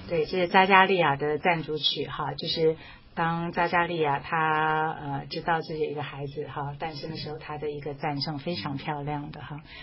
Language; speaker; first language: Chinese; native; Chinese